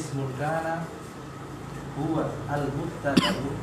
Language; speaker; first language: Arabic; non-native, learner; Indonesian